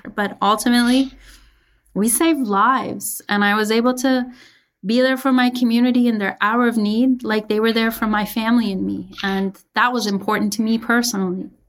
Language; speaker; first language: English; early bilingual, other home language; Persian